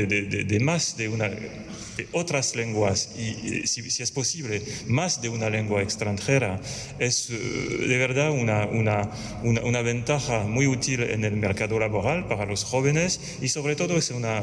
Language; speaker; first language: Spanish; non-native, fluent; French